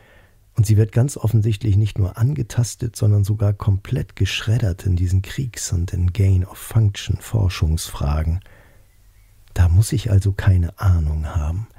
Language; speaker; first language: German; native; German